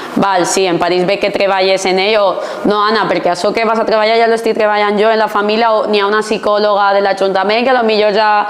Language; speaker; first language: Catalan; non-native, local second language; Spanish